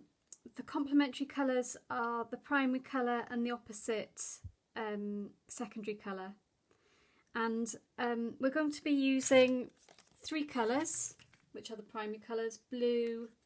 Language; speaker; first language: English; native; English